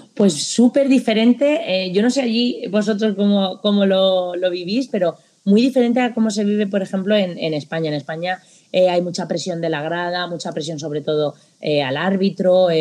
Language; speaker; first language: Spanish; native; Spanish